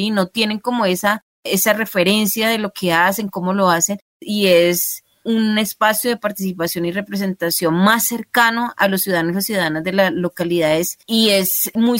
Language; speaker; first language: Spanish; native; Spanish